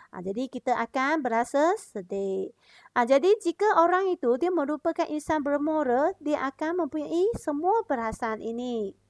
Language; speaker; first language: Malay; non-native, local second language; Chinese